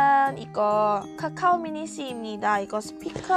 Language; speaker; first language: Korean; non-native, fluent; Thai